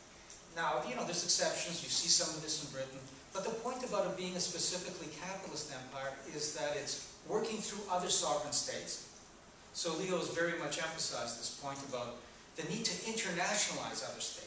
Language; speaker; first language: English; native; English